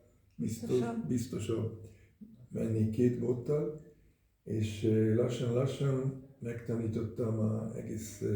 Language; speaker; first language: Hungarian; early bilingual, heritage; Hungarian